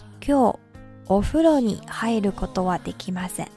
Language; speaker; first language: Japanese; non-native, fluent; Chinese